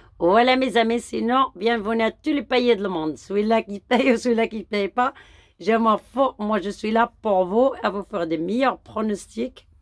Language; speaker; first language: French; non-native, local second language; Arabic